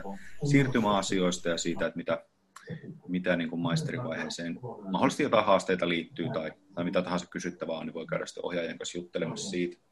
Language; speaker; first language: Finnish; native; Finnish